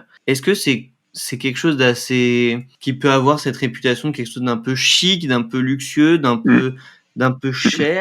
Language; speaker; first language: French; native; French